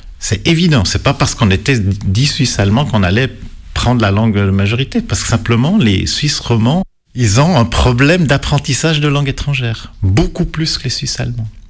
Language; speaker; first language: French; native; French